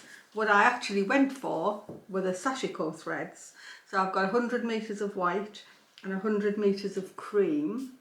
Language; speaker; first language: English; native; English